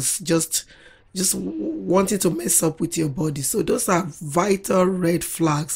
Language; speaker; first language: English; non-native, local second language; Yoruba